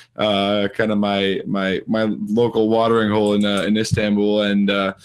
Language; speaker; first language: English; native; English